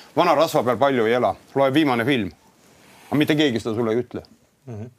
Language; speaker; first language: Estonian; native; Estonian